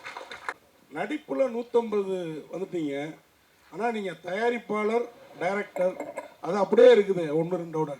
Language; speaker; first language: Tamil; native; Tamil